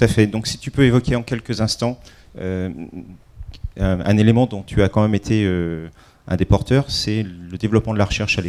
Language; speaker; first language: French; native; French